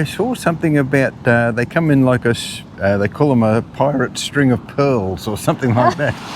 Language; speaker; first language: English; native; English